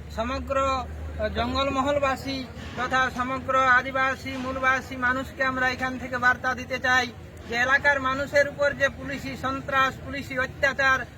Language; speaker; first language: Bangla; native; Bangla